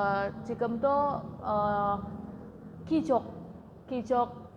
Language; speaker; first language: Korean; non-native, learner; Indonesian